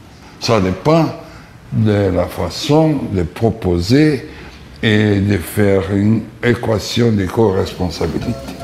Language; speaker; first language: French; non-native, fluent; Portuguese